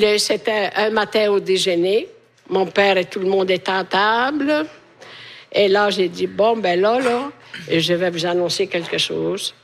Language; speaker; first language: French; non-native, fluent; Italian